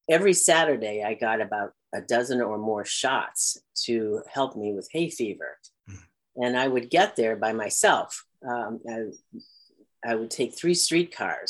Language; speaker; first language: English; native; English